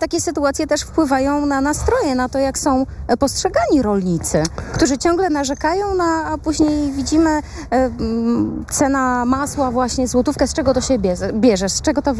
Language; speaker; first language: Polish; native; Polish